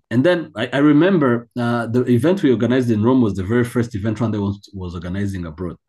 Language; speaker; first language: English; non-native, local second language; Kinyarwanda